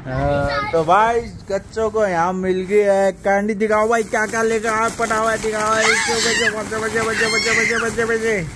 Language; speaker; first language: Hindi; native; Hindi